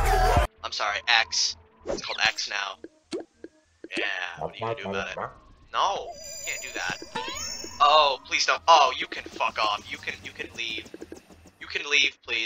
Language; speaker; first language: English; native; English